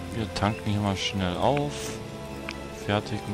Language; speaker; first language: German; native; German